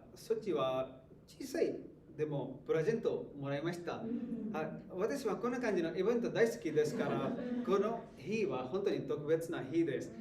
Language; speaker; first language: Japanese; non-native, learner; Hindi